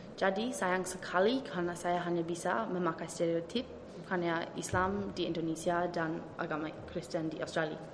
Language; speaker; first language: Indonesian; early bilingual, heritage; Indonesian